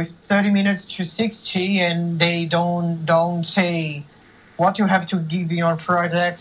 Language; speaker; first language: English; non-native, learner; Portuguese